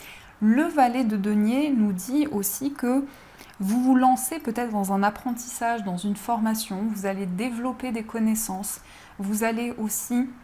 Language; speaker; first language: French; native; French